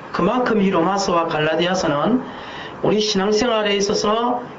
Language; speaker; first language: Korean; native; Korean